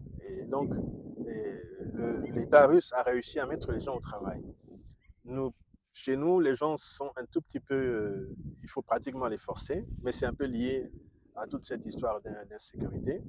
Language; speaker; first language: French; non-native, local second language; Kongo